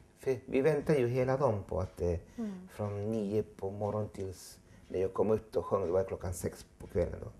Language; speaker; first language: Swedish; non-native, fluent; Spanish